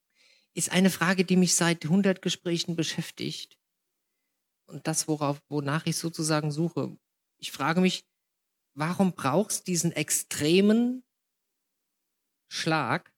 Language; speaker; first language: German; native; German